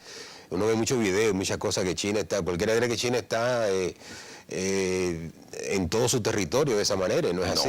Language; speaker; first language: Spanish; native; Spanish